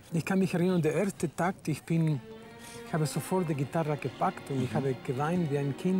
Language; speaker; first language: German; non-native, fluent; Spanish